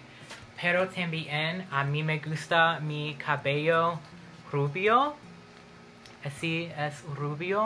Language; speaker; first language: Spanish; non-native, learner; English